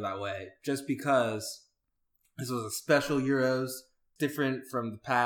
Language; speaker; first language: English; native; English